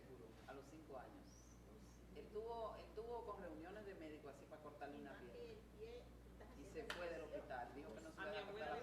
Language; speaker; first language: Spanish; native; Spanish